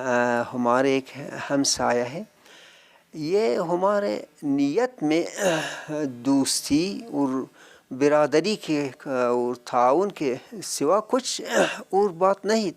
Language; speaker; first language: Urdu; non-native, learner; Persian